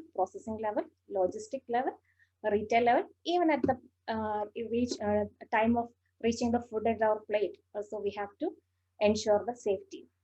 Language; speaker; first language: English; non-native, local second language; Malayalam